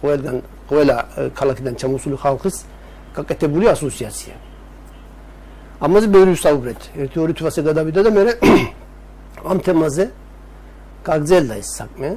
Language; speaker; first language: Georgian; early bilingual, heritage; Georgian